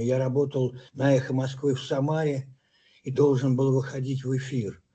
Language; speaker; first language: Russian; native; Russian